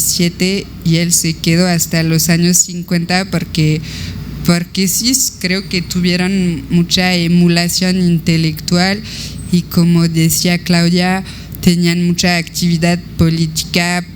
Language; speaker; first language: Spanish; non-native, fluent; French